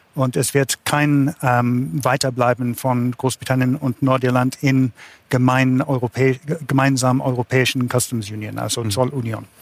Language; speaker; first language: German; non-native, fluent; English